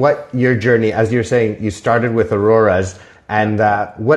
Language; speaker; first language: English; native; English